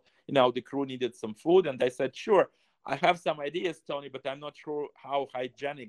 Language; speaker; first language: English; non-native, fluent; Russian